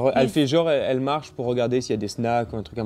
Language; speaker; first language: French; native; French